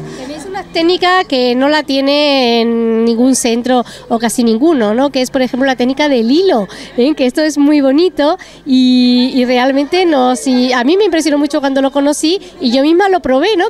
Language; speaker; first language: Spanish; native; Spanish